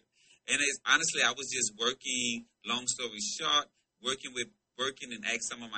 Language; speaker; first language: English; native; English